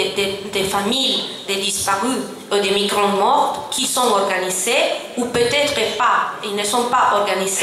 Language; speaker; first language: French; non-native, fluent; Italian